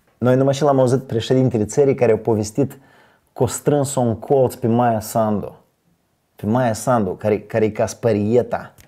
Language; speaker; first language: Romanian; native; Romanian